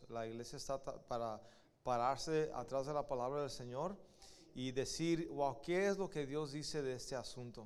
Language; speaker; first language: Spanish; early bilingual, heritage; Spanish